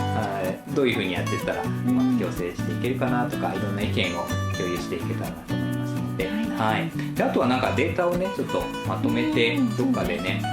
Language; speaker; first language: Japanese; native; Japanese